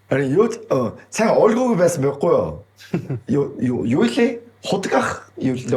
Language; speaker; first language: Mongolian; non-native, fluent; Korean